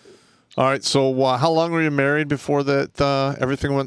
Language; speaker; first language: English; native; English